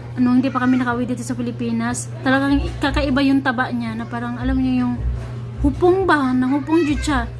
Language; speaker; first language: Filipino; non-native, local second language; Cebuano